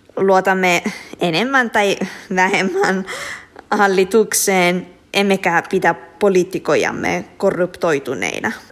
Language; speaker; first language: Finnish; non-native, fluent; Italian